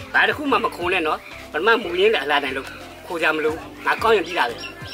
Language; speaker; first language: Burmese; native; Burmese